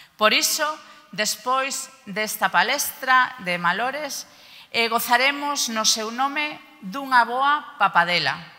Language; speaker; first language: Galician; native; Galician